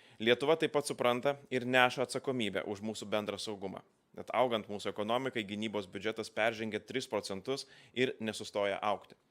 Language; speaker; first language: Lithuanian; native; Lithuanian